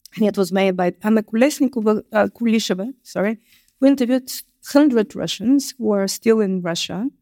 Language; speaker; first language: English; non-native, fluent; Bulgarian